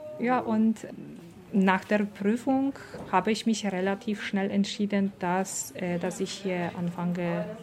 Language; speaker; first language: German; non-native, fluent; Polish